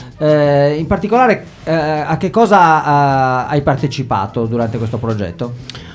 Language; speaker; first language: Italian; native; Italian